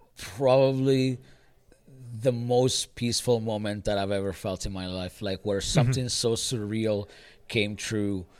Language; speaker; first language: English; early bilingual, other home language; Spanish